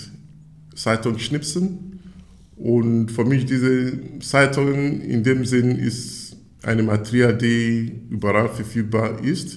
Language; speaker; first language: German; non-native, fluent; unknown